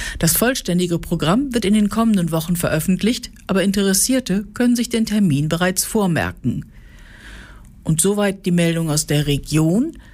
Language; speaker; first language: German; native; German